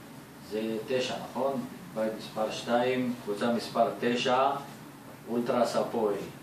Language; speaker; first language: Hebrew; native; Hebrew